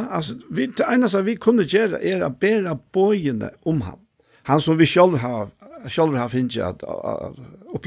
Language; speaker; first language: Danish; non-native, local second language; Faroese